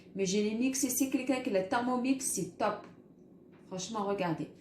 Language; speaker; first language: French; non-native, local second language; Arabic